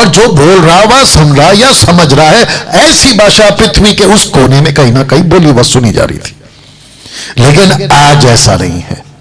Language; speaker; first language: Hindi; non-native, local second language; Telugu